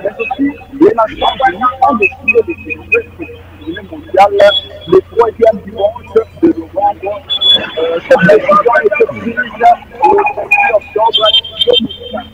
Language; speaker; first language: French; non-native, local second language; Lingala